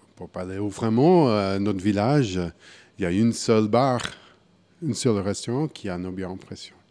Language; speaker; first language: French; non-native, fluent; English